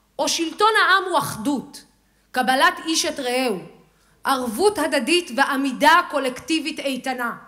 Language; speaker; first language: Hebrew; non-native, local second language; Arabic